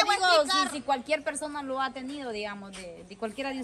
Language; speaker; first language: Spanish; native; Spanish